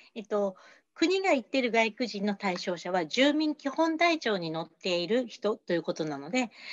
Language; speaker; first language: Japanese; native; Japanese